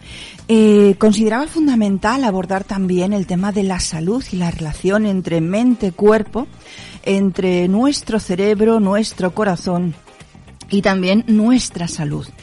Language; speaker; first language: Spanish; native; Spanish